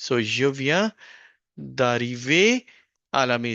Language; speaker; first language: French; non-native, fluent; Hindi